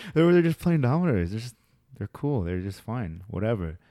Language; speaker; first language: English; early bilingual, other home language; Spanish